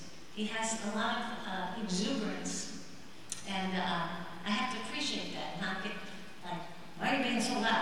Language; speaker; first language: English; native; English